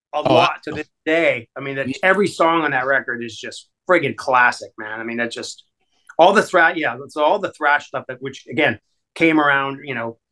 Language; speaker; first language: English; native; English